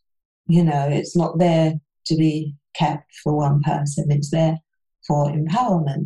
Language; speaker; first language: English; native; English